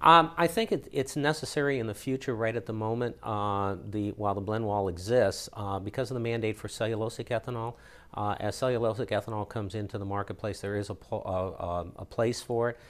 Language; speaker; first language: English; native; English